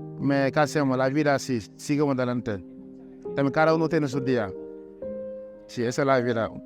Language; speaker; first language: Spanish; non-native, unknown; Wolof